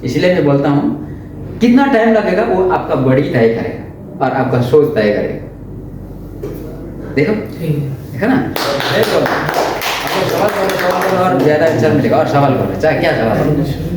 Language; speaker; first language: Hindi; non-native, local second language; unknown